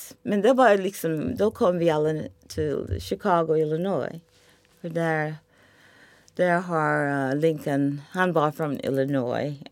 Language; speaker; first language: Swedish; non-native, fluent; English